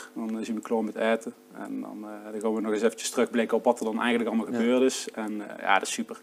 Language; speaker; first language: Dutch; native; Dutch